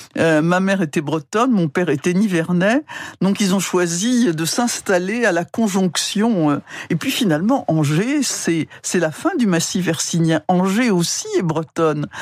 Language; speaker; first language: French; native; French